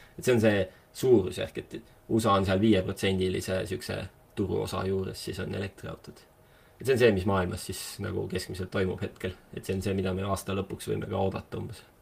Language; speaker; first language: Estonian; native; Estonian